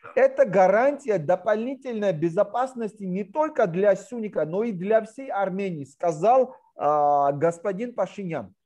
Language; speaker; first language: Russian; non-native, local second language; Georgian